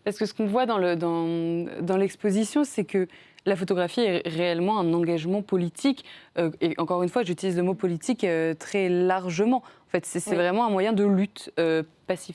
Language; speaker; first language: French; native; French